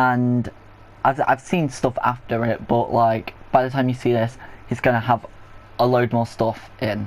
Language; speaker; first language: English; native; English